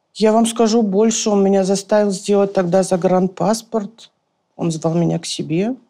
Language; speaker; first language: Russian; native; Russian